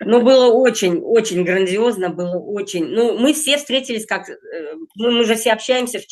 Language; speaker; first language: Russian; native; Russian